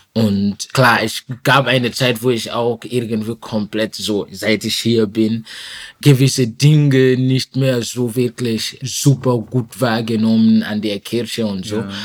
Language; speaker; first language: German; non-native, fluent; Mossi